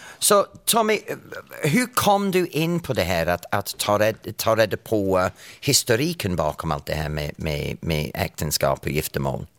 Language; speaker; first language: Swedish; non-native, fluent; English